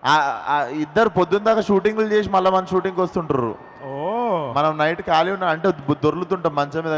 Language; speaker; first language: Telugu; native; Telugu